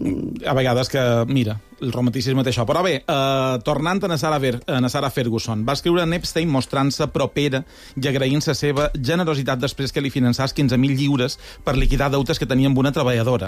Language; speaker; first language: Catalan; native; Catalan